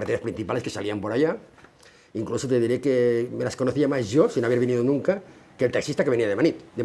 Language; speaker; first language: Spanish; native; Spanish